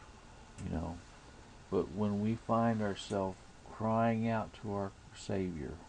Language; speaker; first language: English; native; English